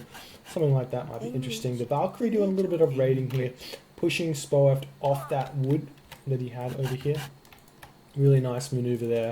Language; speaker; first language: English; native; English